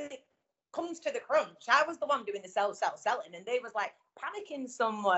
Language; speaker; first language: English; native; English